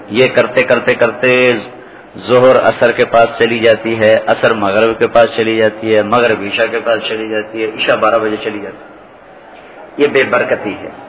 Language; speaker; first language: Urdu; non-native, local second language; Punjabi